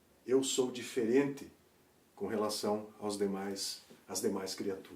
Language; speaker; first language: Portuguese; native; Portuguese